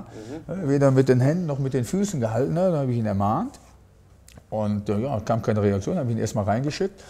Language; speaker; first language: German; native; German